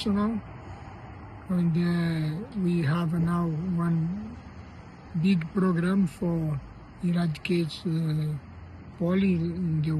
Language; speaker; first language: English; non-native, learner; Portuguese